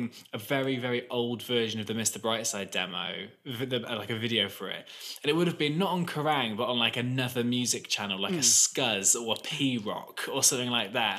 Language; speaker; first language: English; native; English